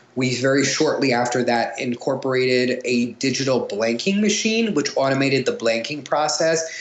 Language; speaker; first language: English; native; English